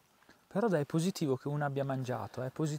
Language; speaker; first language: Italian; native; Italian